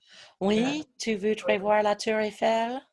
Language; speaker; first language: French; non-native, fluent; English